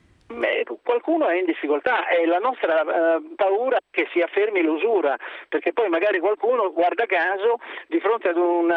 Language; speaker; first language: Italian; native; Italian